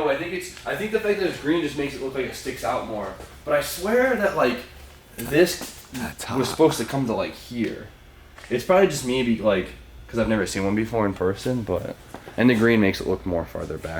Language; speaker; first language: English; native; English